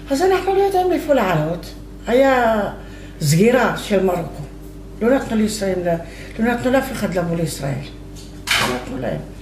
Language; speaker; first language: Hebrew; non-native, fluent; Arabic